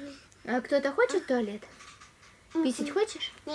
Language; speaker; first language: Russian; native; Russian